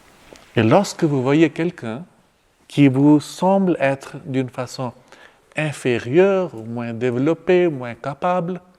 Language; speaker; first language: French; non-native, fluent; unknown